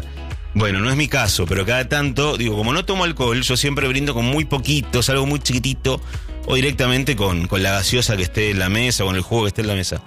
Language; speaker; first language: Spanish; native; Spanish